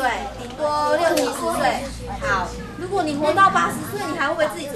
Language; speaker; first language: Chinese; native; Chinese